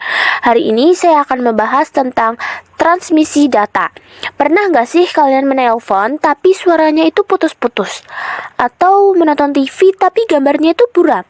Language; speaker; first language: Indonesian; native; Indonesian